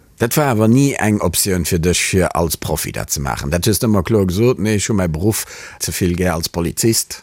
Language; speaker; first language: Luxembourgish; native; Luxembourgish